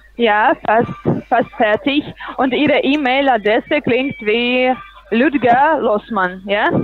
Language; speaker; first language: German; non-native, learner; Russian